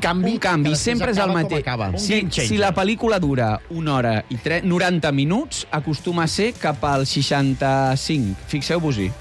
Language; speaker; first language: Catalan; native; Catalan